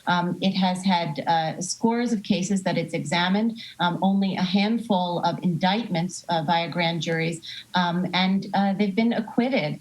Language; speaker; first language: English; native; English